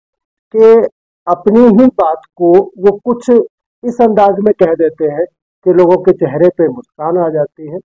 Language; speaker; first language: Hindi; native; Hindi